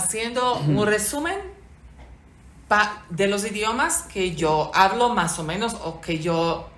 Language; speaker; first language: Spanish; non-native, fluent; Slovak